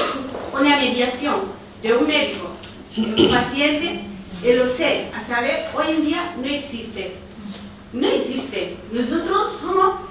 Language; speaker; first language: Spanish; non-native, learner; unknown